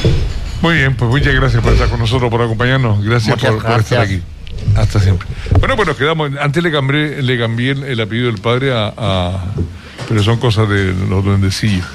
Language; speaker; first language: Spanish; native; Spanish